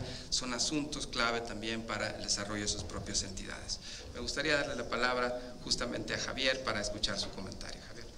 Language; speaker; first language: Spanish; native; Spanish